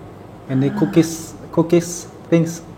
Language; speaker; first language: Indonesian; non-native, learner; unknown